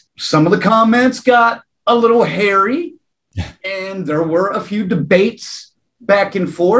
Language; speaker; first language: English; native; English